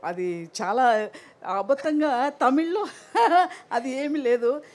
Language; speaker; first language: Telugu; non-native, local second language; Tamil